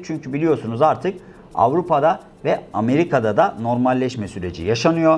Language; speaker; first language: Turkish; native; Turkish